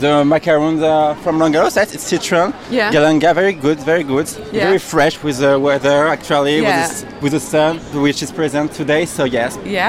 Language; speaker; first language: English; non-native, learner; French